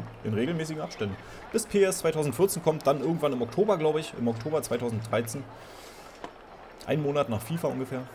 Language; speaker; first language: German; native; German